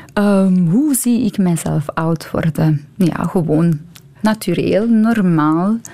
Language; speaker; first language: Dutch; non-native, fluent; Persian